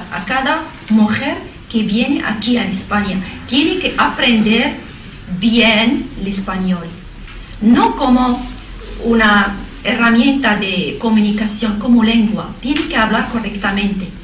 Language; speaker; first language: Spanish; non-native, learner; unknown